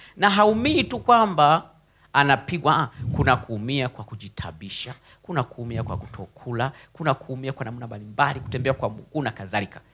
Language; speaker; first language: Swahili; native; Swahili